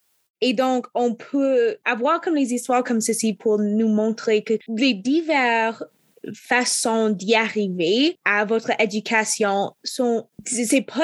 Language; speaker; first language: French; non-native, local second language; English